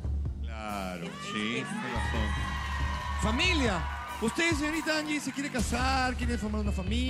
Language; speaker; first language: Spanish; native; Spanish